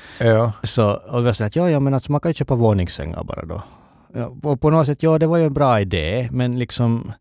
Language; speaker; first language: Swedish; native; Swedish